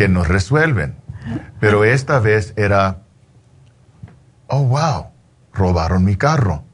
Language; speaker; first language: Spanish; early bilingual, heritage; Spanish